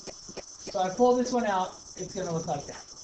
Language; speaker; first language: English; native; English